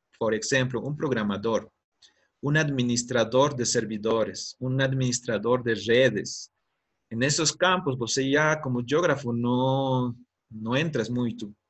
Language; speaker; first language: Spanish; native; Spanish